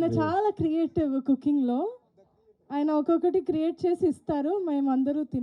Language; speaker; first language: Telugu; non-native, fluent; Malayalam